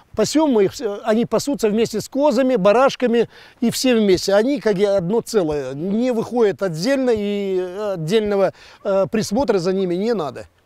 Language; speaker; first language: Russian; non-native, local second language; Crimean Tatar